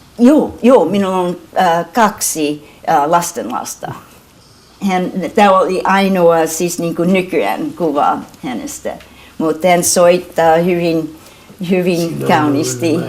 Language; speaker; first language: Finnish; early bilingual, heritage; English